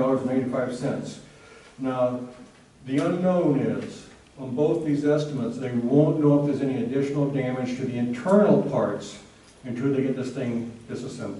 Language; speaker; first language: English; native; English